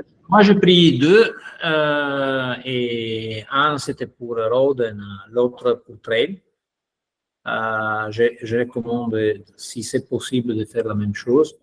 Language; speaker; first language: French; non-native, fluent; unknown